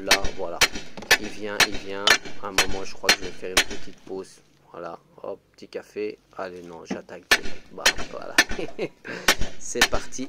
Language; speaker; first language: French; native; French